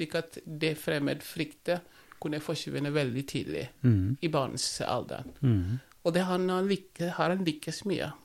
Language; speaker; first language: Norwegian; non-native, fluent; Wolof